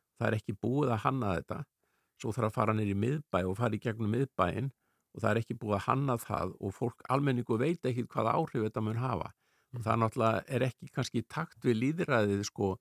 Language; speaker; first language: Icelandic; native; Icelandic